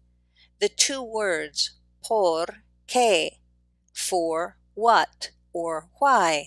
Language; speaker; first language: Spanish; non-native, fluent; English